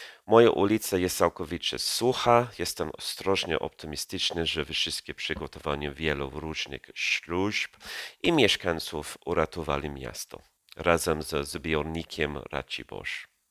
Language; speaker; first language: Polish; non-native, fluent; English